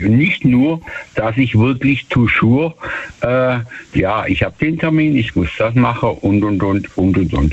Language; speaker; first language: German; native; German